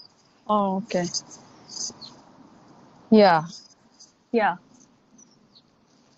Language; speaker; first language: English; non-native, learner; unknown